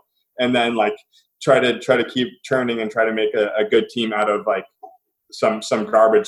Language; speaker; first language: English; native; English